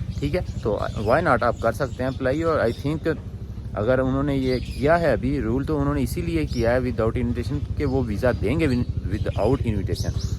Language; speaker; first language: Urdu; non-native, local second language; Punjabi